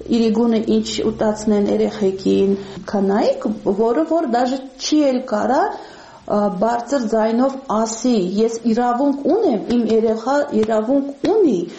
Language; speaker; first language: Armenian; non-native, fluent; Uzbek